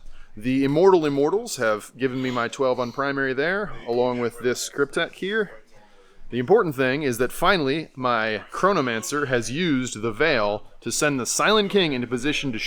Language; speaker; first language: English; native; English